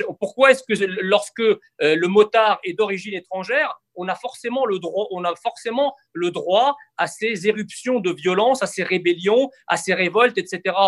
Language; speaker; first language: French; early bilingual, other home language; Arabic